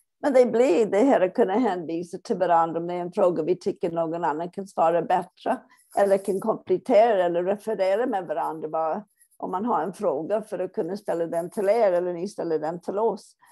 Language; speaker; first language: Swedish; non-native, fluent; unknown